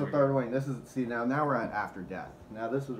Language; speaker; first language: English; native; English